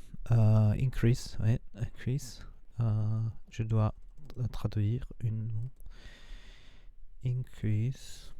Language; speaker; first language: French; non-native, learner; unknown